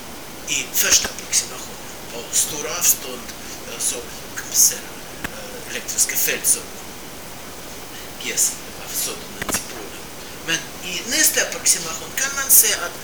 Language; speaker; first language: Swedish; non-native, fluent; Russian